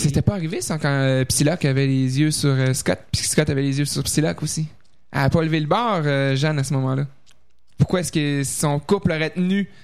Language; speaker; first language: French; native; French